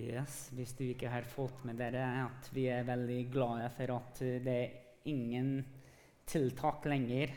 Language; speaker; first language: Norwegian; early bilingual, other home language; English